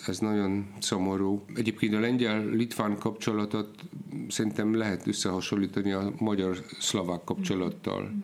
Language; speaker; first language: Hungarian; non-native, fluent; Polish